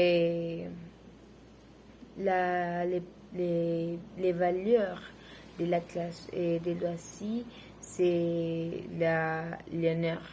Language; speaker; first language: French; non-native, learner; Spanish